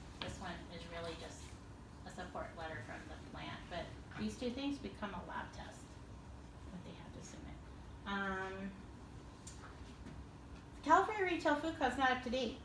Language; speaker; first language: English; native; English